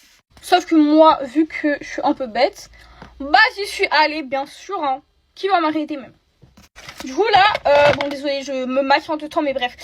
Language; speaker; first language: French; native; French